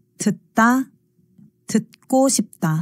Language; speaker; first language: Korean; non-native, fluent; Sinhala